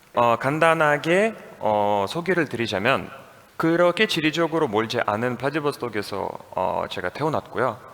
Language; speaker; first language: Korean; non-native, fluent; Russian